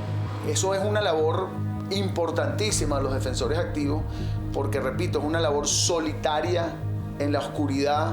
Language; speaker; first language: Spanish; native; Spanish